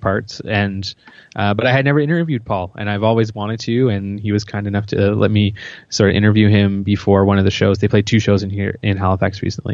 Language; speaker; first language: English; native; English